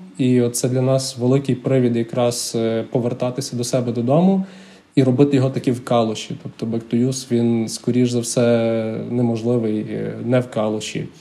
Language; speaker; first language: Ukrainian; native; Ukrainian